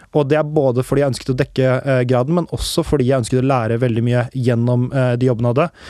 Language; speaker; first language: Norwegian; early bilingual, other home language; Urdu